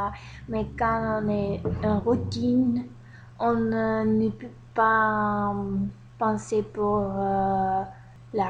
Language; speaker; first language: French; non-native, learner; Bulgarian